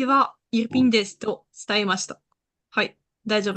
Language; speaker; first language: Japanese; non-native, learner; Ukrainian